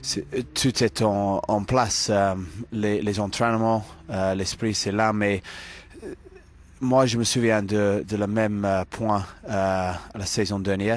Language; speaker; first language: French; non-native, fluent; English